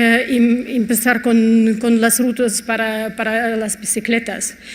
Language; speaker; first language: Spanish; non-native, fluent; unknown